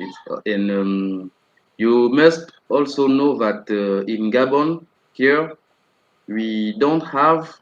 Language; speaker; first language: English; non-native, learner; French